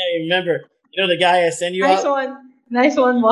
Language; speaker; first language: English; non-native, local second language; Filipino